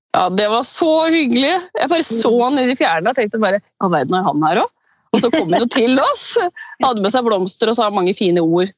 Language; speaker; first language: Norwegian; native; Norwegian